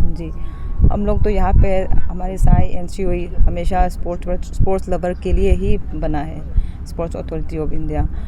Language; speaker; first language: Hindi; non-native, local second language; Manipuri